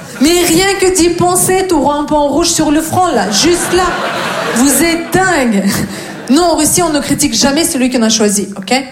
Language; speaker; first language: French; non-native, fluent; Russian